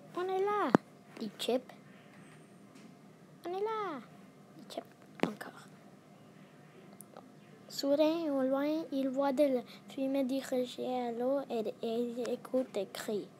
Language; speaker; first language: French; non-native, learner; English